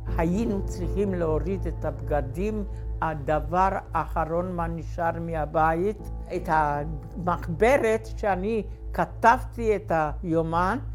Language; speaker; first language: Hebrew; non-native, fluent; Hungarian